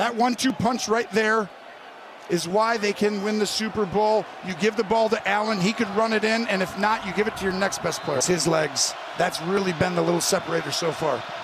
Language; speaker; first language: English; native; English